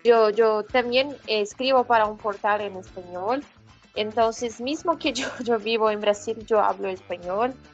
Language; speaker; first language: Spanish; non-native, fluent; Portuguese